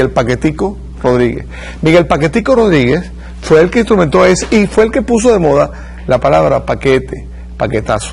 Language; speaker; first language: Spanish; native; Spanish